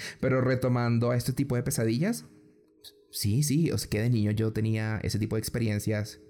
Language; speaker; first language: Spanish; native; Spanish